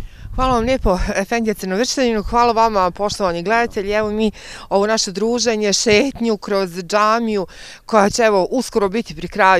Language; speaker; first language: Croatian; native; Croatian